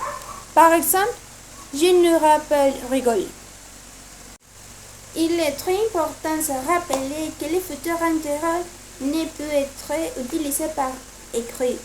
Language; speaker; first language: French; non-native, learner; Spanish